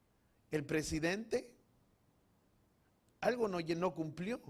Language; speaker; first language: Spanish; native; Spanish